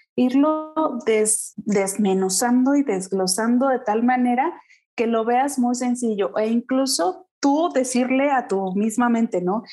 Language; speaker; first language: Spanish; native; Spanish